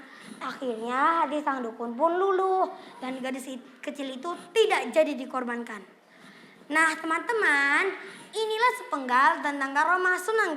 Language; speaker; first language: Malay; non-native, local second language; Javanese